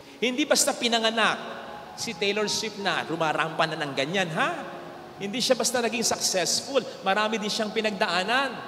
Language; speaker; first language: Filipino; native; Filipino